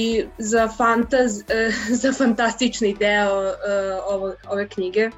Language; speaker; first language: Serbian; early bilingual, heritage; English